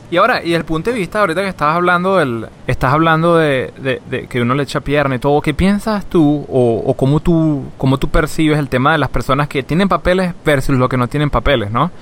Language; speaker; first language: Spanish; native; Spanish